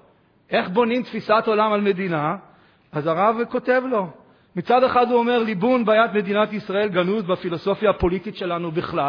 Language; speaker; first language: Hebrew; native; Hebrew